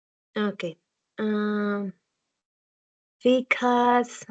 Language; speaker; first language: English; non-native, learner; Spanish